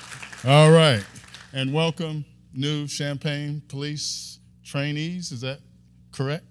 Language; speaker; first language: English; native; English